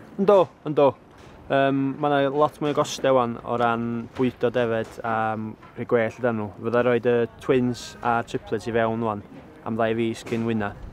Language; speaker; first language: Welsh; native; Welsh